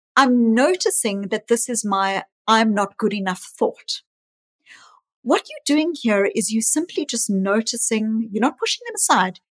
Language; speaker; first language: English; native; English